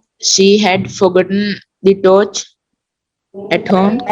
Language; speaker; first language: English; non-native, learner; Sinhala